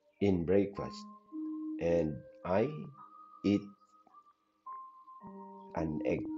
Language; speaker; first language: English; non-native, learner; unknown